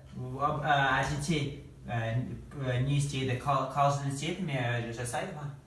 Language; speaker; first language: Kazakh; non-native, learner; English